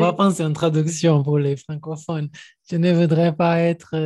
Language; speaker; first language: French; non-native, fluent; Portuguese